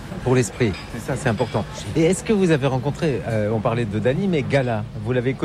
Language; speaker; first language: French; native; French